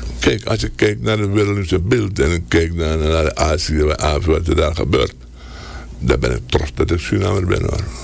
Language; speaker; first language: Dutch; native; Dutch